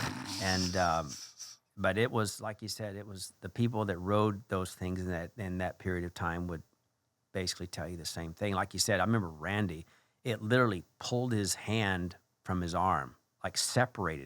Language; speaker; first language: English; native; English